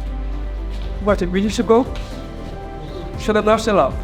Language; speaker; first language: Polish; non-native, fluent; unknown